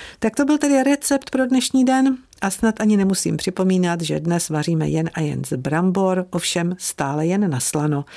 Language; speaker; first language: Czech; native; Czech